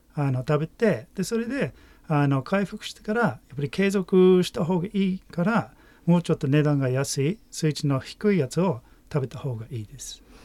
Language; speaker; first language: Japanese; non-native, fluent; English